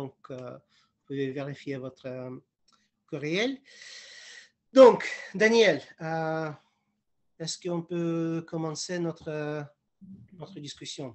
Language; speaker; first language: French; non-native, fluent; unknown